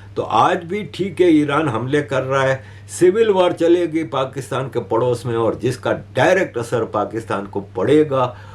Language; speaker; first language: Hindi; native; Hindi